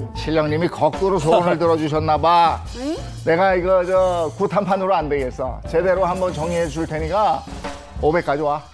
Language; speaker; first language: Korean; native; Korean